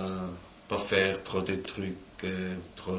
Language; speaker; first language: French; non-native, local second language; German